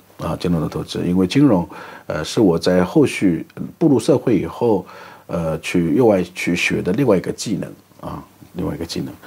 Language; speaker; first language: Chinese; native; Chinese